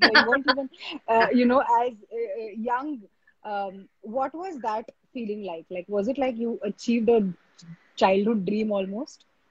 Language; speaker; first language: English; non-native, local second language; Marathi